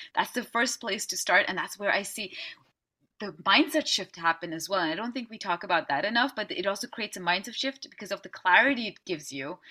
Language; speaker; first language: English; early bilingual, other home language; Dutch